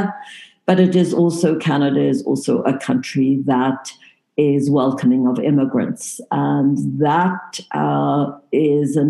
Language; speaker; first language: English; native; English